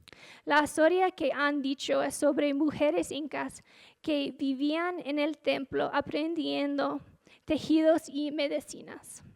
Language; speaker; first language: Spanish; non-native, fluent; English